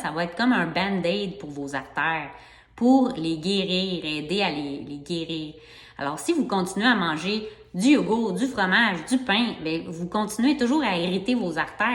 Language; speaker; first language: French; native; French